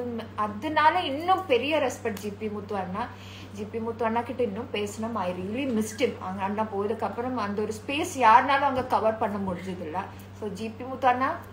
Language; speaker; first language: Tamil; non-native, learner; Malayalam